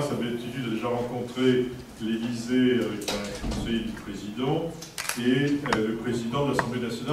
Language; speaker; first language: French; native; French